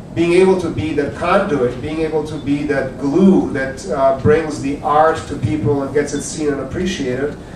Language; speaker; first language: English; early bilingual, other home language; Czech